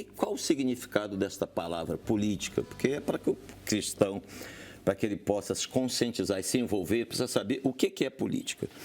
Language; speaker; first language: Portuguese; native; Portuguese